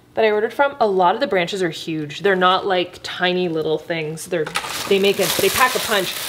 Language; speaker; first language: English; native; English